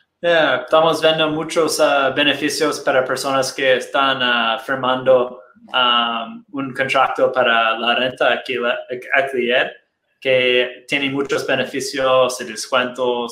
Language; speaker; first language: Spanish; non-native, fluent; Portuguese